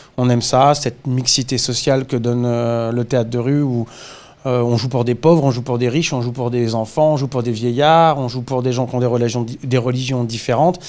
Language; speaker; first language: French; native; French